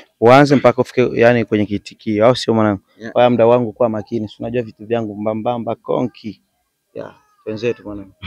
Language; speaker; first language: Swahili; native; Swahili